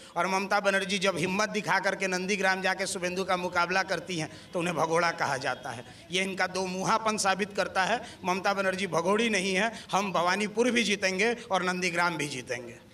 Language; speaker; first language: Hindi; native; Hindi